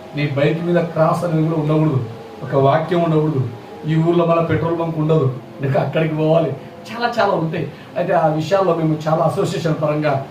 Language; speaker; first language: Telugu; non-native, local second language; Lambadi